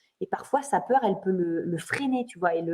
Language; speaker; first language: French; native; French